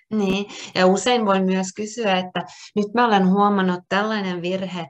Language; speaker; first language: Finnish; non-native, local second language; Swedish